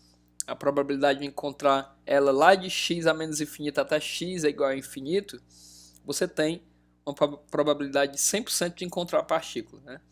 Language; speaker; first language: Portuguese; native; Portuguese